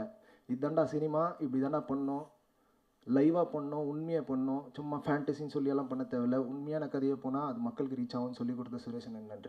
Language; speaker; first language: Tamil; native; Tamil